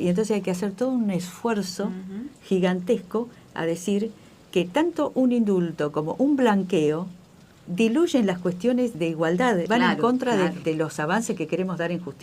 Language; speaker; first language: Spanish; native; Spanish